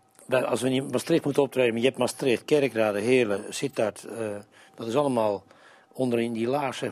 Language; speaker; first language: Dutch; native; Dutch